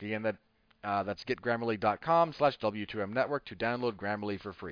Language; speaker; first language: English; native; English